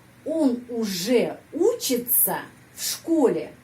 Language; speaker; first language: Russian; non-native, fluent; Indonesian